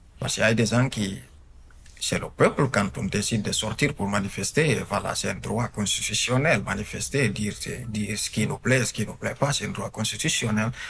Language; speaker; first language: French; non-native, local second language; Fula